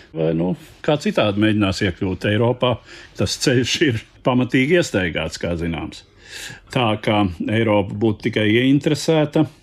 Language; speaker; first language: Latvian; native; Latvian